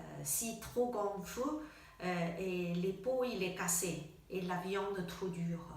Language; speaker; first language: French; non-native, learner; Chinese